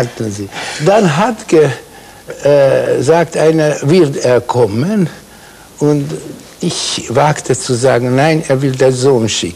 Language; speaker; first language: German; non-native, fluent; Hungarian